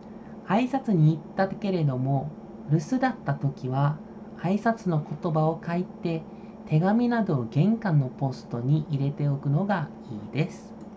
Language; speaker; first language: Japanese; non-native, fluent; Indonesian